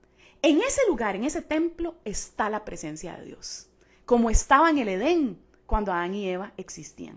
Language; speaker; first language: Spanish; native; Spanish